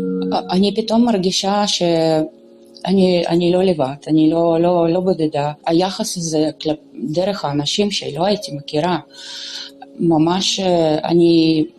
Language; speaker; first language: Hebrew; non-native, local second language; Romanian